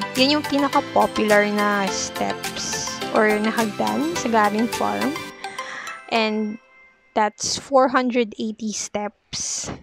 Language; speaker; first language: Filipino; native; Filipino